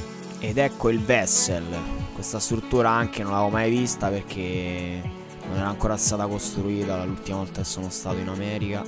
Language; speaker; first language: Italian; native; Italian